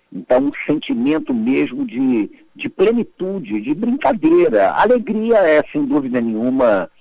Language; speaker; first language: Portuguese; native; Portuguese